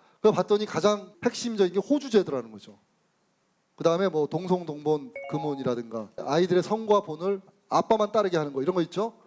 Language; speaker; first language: Korean; native; Korean